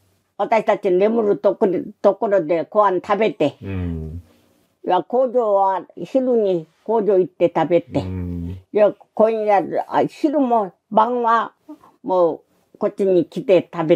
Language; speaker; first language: Japanese; non-native, learner; Korean